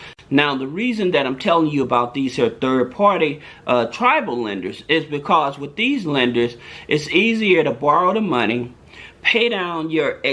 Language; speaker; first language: English; native; English